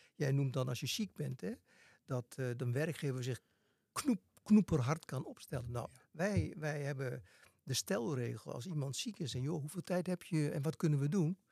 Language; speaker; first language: Dutch; native; Dutch